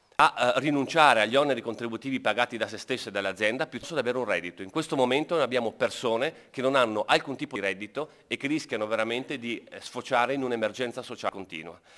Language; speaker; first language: Italian; native; Italian